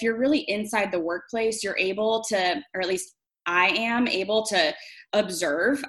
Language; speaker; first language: English; native; English